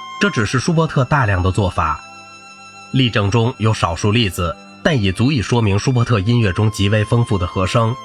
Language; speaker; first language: Chinese; native; Chinese